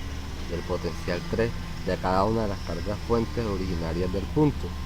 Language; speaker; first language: Spanish; native; Spanish